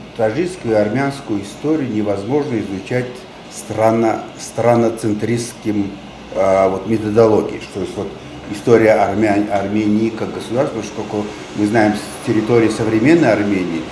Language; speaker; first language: Russian; non-native, local second language; Tajik